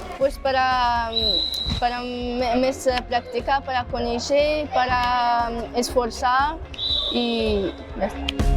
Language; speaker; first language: Catalan; non-native, learner; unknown